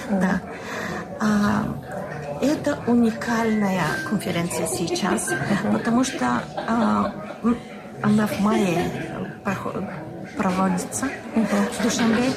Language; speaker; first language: Russian; non-native, learner; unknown